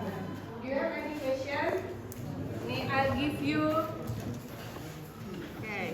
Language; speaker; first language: English; non-native, fluent; Indonesian